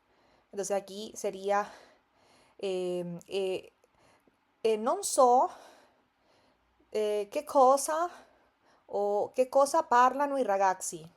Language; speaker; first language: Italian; non-native, fluent; Spanish